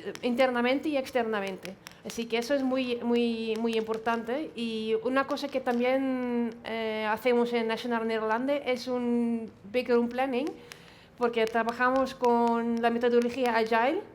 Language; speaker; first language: Spanish; non-native, fluent; Dutch